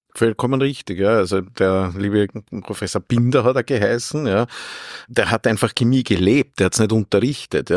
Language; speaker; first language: German; native; German